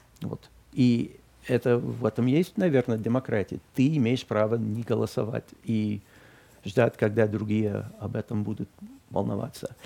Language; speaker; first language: Russian; non-native, fluent; English